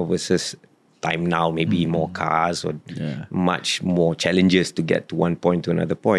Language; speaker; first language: English; non-native, local second language; Malay